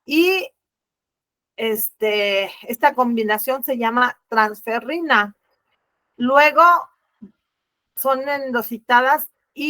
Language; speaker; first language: Spanish; native; Spanish